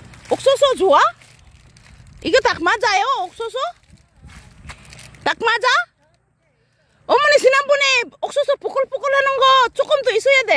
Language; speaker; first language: Korean; non-native, learner; Filipino